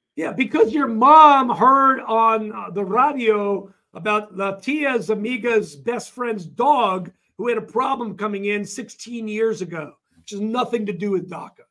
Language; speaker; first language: English; native; English